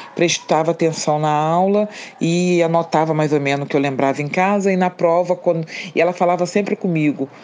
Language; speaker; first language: Portuguese; native; Portuguese